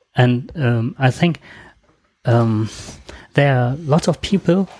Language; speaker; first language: English; non-native, learner; German